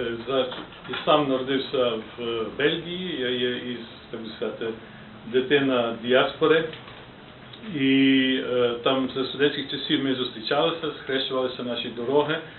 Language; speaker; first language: Ukrainian; early bilingual, heritage; Ukrainian